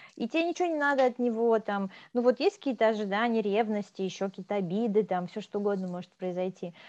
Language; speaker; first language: Russian; native; Russian